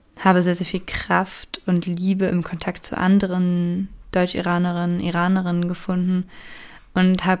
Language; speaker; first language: German; native; German